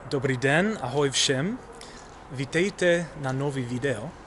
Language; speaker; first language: Czech; non-native, learner; English